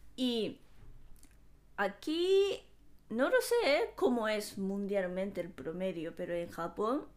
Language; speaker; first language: Spanish; non-native, fluent; Japanese